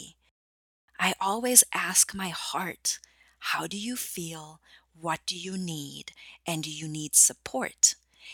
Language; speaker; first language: English; non-native, fluent; German